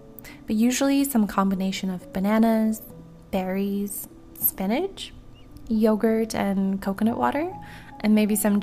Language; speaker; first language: English; native; English